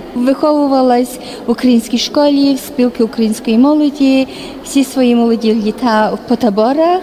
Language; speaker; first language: Ukrainian; early bilingual, heritage; Ukrainian